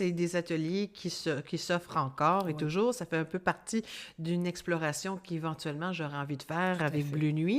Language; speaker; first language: French; native; French